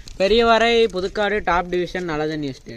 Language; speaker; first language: Malayalam; non-native, local second language; Tamil